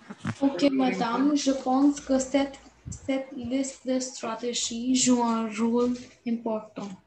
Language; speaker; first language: French; non-native, learner; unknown